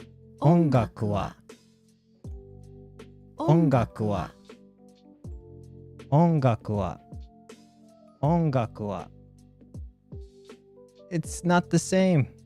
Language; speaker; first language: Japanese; non-native, learner; English